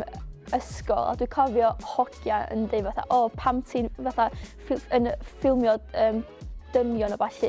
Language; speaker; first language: Welsh; native; Welsh